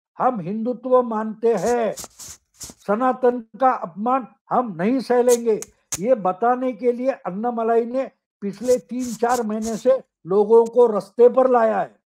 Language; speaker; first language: Hindi; non-native, local second language; Marathi